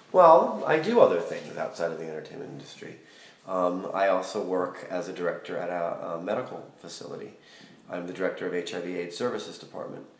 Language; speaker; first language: English; native; English